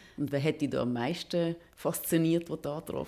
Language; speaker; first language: German; native; German